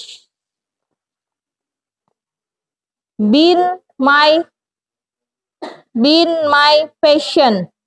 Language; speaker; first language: English; non-native, local second language; Indonesian